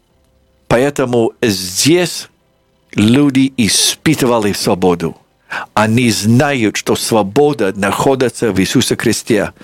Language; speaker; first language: Russian; non-native, fluent; English